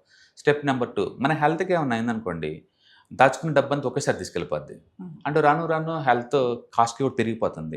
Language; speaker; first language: Telugu; native; Telugu